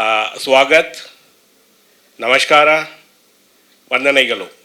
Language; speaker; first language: Kannada; non-native, learner; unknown